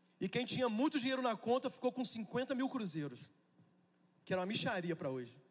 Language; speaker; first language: Portuguese; native; Portuguese